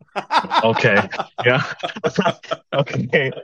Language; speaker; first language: German; non-native, fluent; English